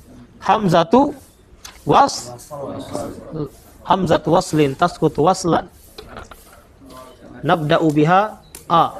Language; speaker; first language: Arabic; non-native, fluent; Indonesian